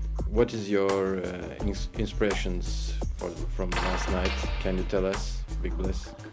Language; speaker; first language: English; non-native, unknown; Turkish